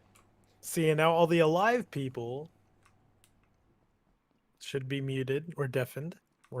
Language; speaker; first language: English; native; English